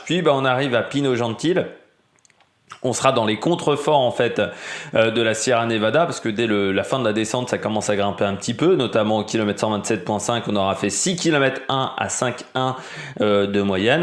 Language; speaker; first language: French; native; French